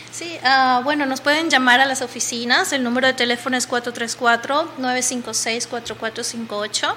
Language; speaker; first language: Spanish; native; Spanish